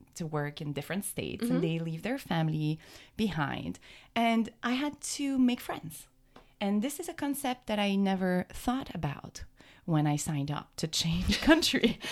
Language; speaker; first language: English; native; English